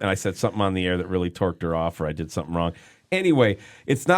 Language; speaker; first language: English; native; English